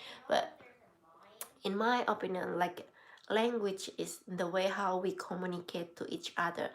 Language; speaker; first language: English; non-native, learner; Indonesian